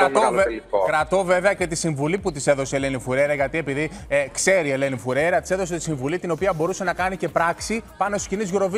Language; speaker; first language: Greek; native; Greek